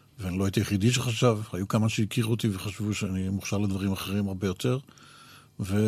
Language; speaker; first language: Hebrew; native; Hebrew